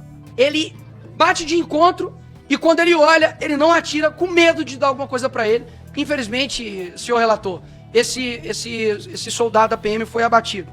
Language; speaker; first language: Portuguese; native; Portuguese